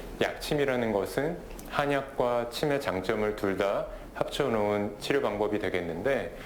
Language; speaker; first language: Korean; native; Korean